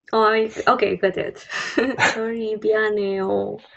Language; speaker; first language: English; non-native, learner; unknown